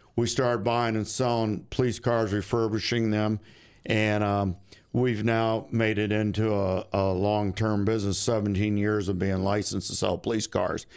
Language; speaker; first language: English; native; English